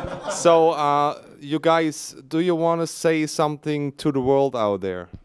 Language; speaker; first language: English; non-native, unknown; German